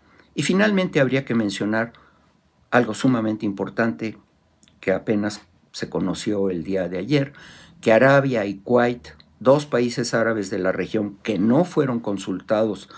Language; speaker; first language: Spanish; native; Spanish